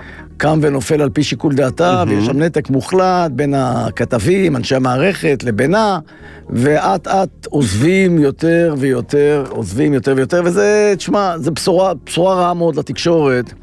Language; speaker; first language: Hebrew; native; Hebrew